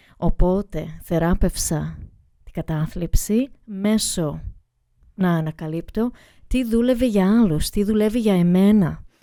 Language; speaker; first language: Greek; early bilingual, heritage; Greek